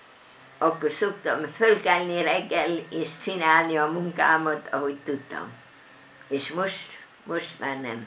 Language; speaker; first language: Hungarian; non-native, local second language; German